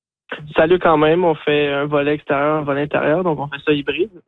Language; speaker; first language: French; native; French